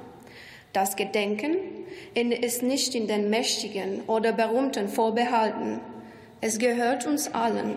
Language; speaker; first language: German; non-native, fluent; Romanian